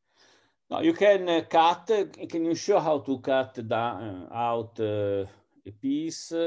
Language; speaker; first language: English; non-native, fluent; Italian